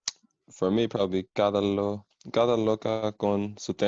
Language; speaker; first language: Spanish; non-native, learner; English